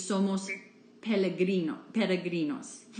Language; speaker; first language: Spanish; non-native, fluent; English